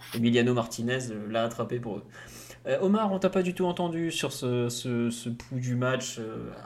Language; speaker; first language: French; native; French